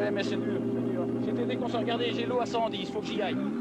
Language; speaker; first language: French; native; French